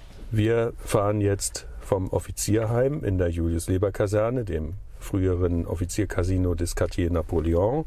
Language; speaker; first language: German; native; German